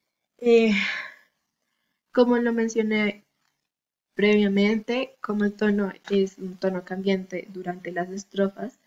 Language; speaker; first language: Spanish; native; Spanish